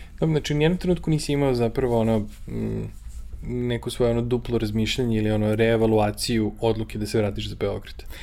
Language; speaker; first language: Serbian; native; Serbian